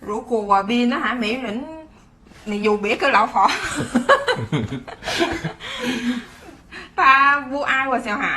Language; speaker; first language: Chinese; non-native, learner; Vietnamese